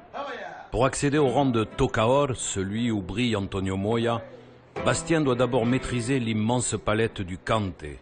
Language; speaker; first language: French; native; French